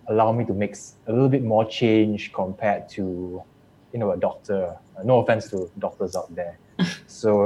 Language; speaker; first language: English; non-native, local second language; Chinese